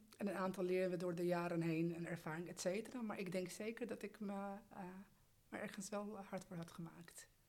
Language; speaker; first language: Dutch; early bilingual, other home language; Albanian